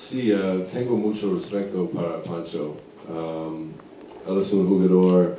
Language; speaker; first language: Spanish; non-native, learner; English